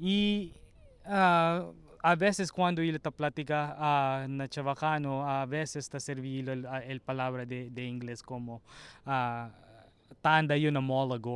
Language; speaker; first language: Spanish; non-native, learner; Chavacano